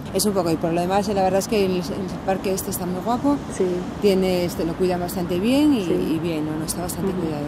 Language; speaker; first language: Spanish; native; Spanish